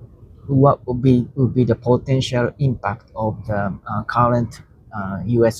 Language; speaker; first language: English; non-native, learner; Japanese